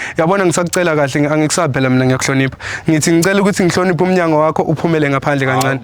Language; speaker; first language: Zulu; native; Zulu